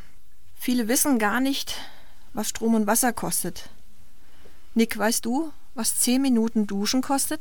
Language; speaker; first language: German; native; German